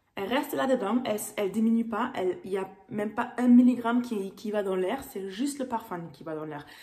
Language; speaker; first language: French; non-native, fluent; German